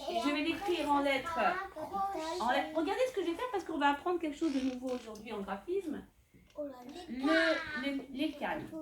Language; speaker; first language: French; native; French